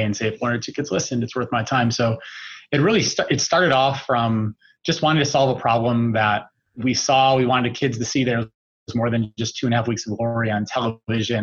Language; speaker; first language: English; native; English